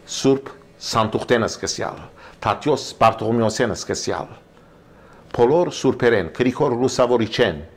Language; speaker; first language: Armenian; early bilingual, heritage; Armenian